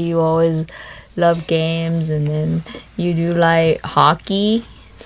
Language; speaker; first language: English; non-native, fluent; Vietnamese